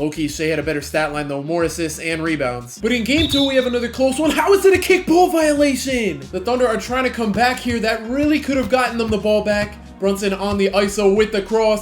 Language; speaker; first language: English; native; English